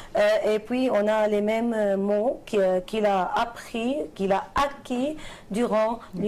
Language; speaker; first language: French; non-native, fluent; Arabic